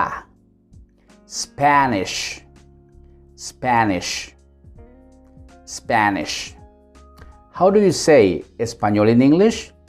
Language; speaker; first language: English; non-native, fluent; Spanish